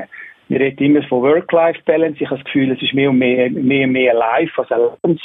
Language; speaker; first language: German; native; German